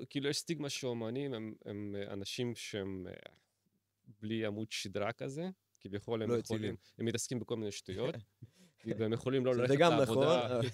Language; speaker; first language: Hebrew; native; Hebrew